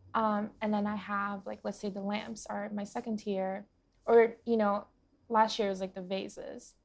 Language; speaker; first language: English; early bilingual, other home language; Portuguese